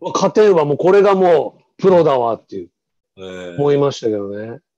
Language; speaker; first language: Japanese; native; Japanese